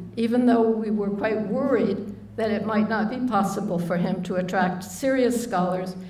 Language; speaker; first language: English; native; English